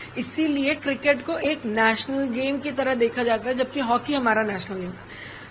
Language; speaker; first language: Hindi; native; Hindi